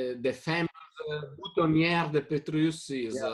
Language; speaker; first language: English; non-native, fluent; Italian